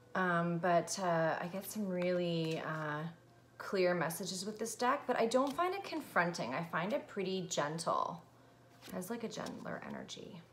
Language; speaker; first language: English; native; English